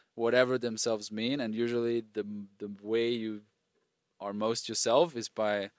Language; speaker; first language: English; non-native, fluent; German